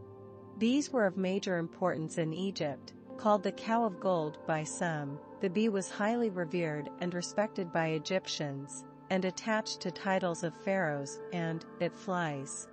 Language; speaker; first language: English; non-native, fluent; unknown